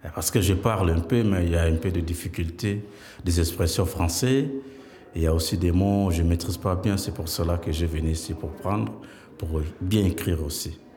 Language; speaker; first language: French; non-native, local second language; Lingala